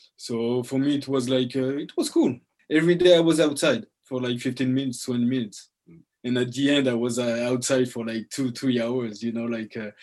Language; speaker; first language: English; early bilingual, heritage; French